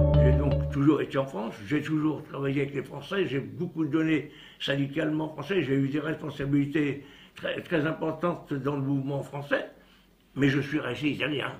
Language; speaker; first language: French; early bilingual, other home language; Italian